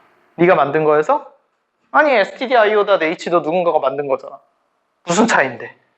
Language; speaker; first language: Korean; native; Korean